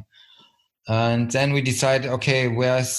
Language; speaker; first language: English; non-native, fluent; German